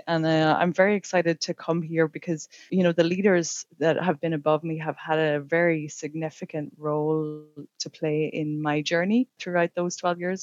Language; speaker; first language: English; native; English